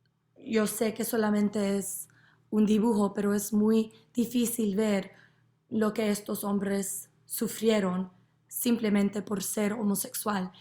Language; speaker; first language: Spanish; non-native, learner; English